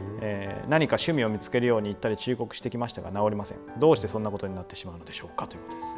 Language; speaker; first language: Japanese; native; Japanese